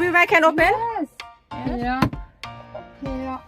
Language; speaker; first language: English; non-native, learner; Thai